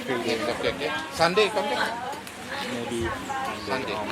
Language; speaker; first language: English; non-native, learner; Indonesian